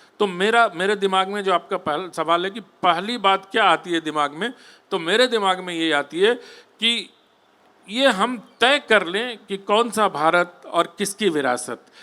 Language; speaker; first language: Hindi; native; Hindi